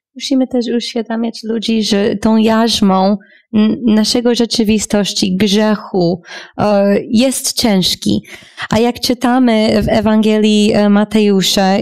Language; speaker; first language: Polish; non-native, fluent; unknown